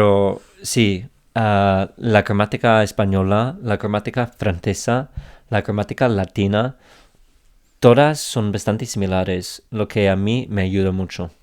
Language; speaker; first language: Spanish; non-native, fluent; English